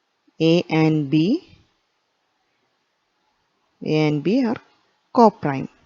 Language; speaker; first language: English; non-native, local second language; Malayalam